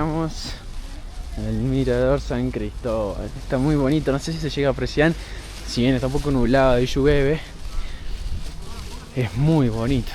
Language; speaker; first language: Spanish; native; Spanish